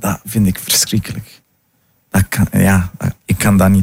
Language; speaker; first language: Dutch; non-native, learner; Portuguese